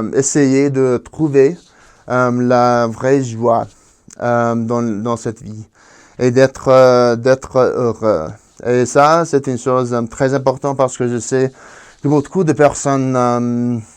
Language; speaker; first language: French; non-native, fluent; Spanish